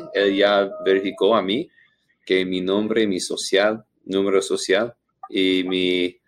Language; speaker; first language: Spanish; non-native, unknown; English